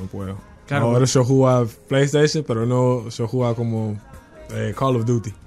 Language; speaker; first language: Spanish; non-native, learner; English